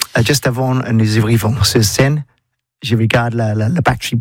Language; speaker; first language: French; non-native, learner; English